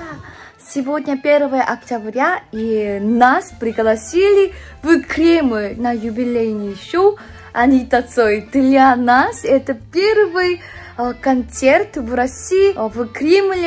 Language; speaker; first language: Russian; non-native, fluent; Korean